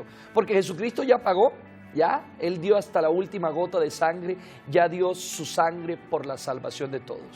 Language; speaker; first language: Spanish; native; Spanish